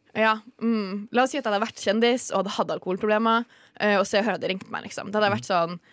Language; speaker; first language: Norwegian; native; Norwegian